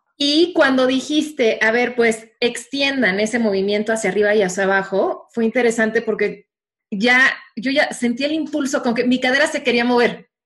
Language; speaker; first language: Spanish; native; Spanish